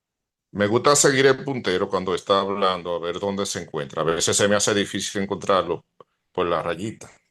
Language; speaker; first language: Spanish; native; Spanish